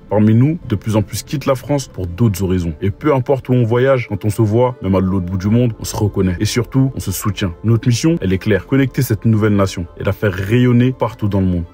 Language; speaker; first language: French; early bilingual, other home language; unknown